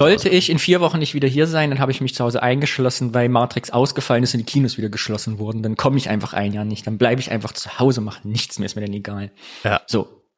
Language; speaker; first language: German; native; German